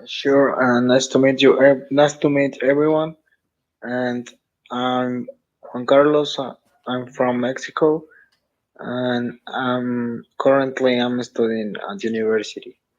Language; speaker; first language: English; non-native, learner; Spanish